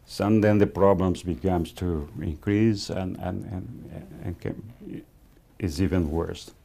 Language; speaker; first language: English; non-native, fluent; Spanish